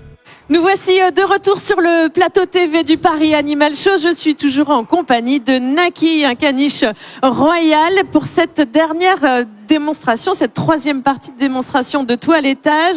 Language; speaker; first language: French; native; French